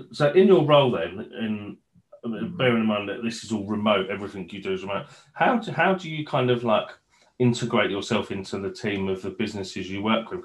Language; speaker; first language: English; native; English